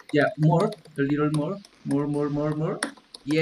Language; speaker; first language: English; non-native, learner; Spanish